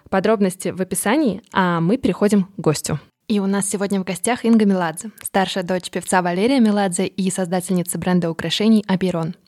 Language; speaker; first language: Russian; native; Russian